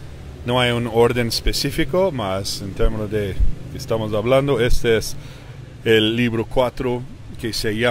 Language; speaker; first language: Spanish; early bilingual, heritage; English